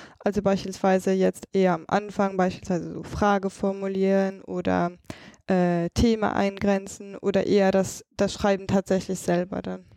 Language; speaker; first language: German; native; German